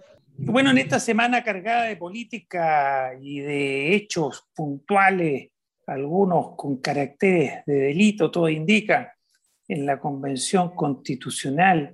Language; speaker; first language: Spanish; native; Spanish